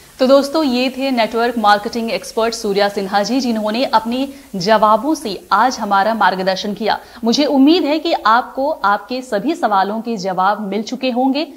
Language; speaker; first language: Hindi; native; Hindi